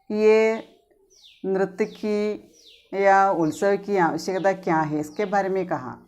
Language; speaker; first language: Hindi; non-native, local second language; Malayalam